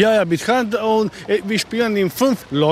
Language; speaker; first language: German; non-native, learner; Croatian